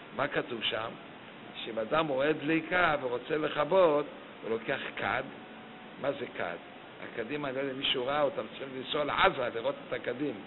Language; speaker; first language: Hebrew; native; Hebrew